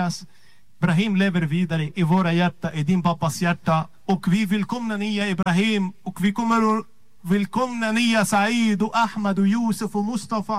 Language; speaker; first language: Swedish; non-native, fluent; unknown